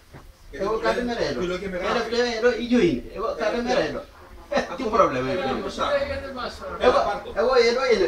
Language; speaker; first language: Greek; non-native, learner; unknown